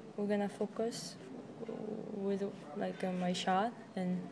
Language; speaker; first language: English; non-native, learner; Korean